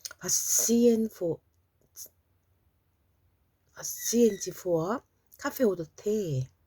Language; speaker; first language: German; non-native, fluent; Korean